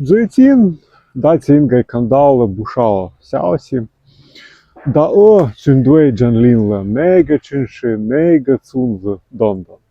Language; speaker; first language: Chinese; non-native, fluent; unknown